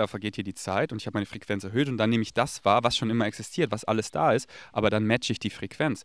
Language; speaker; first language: German; native; German